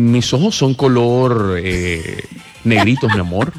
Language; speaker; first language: Spanish; native; Spanish